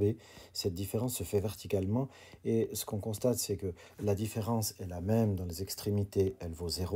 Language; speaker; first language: French; native; French